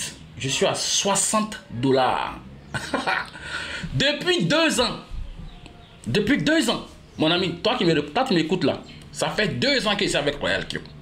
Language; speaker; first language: French; native; French